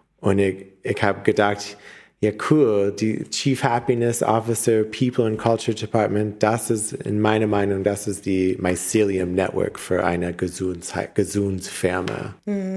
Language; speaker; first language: German; non-native, learner; English